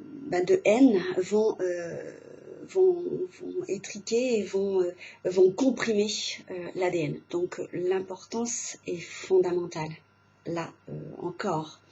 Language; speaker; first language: French; native; French